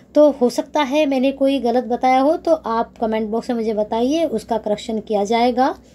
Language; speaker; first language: Hindi; native; Hindi